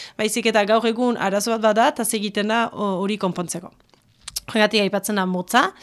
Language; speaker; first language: Basque; native; Basque